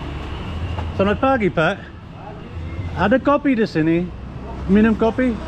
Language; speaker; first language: Indonesian; non-native, learner; English